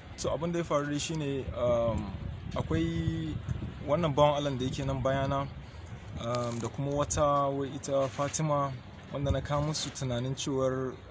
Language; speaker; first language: Hausa; native; Hausa